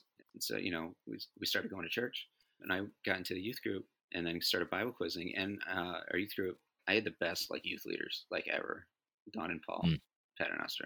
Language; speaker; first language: English; native; English